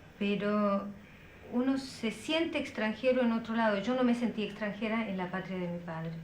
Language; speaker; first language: Spanish; native; Spanish